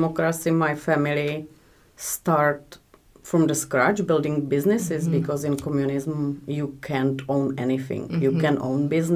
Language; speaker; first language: English; non-native, learner; Czech